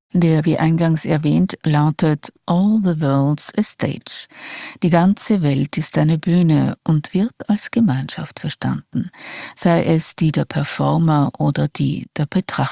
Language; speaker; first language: German; native; German